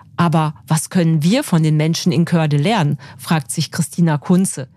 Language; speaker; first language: German; native; German